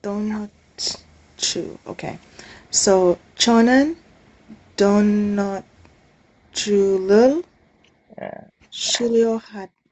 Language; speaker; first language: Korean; non-native, learner; English